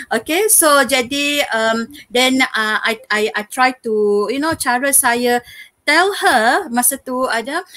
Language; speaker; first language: English; non-native, local second language; Malay